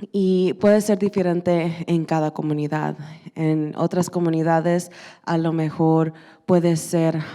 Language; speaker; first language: Spanish; early bilingual, heritage; Spanish